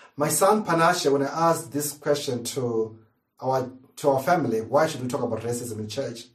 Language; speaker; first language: English; non-native, local second language; Shona